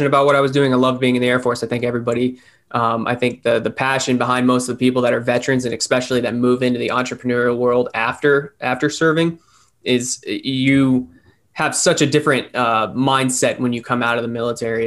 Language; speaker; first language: English; native; English